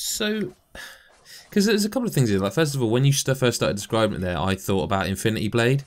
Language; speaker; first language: English; native; English